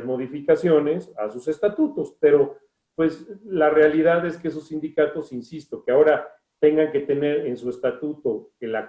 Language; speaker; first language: Spanish; native; Spanish